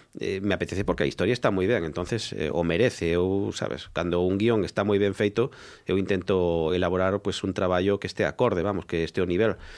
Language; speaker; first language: Galician; non-native, local second language; Spanish